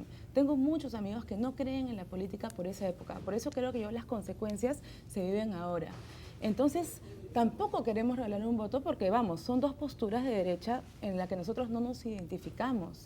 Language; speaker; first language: Spanish; native; Spanish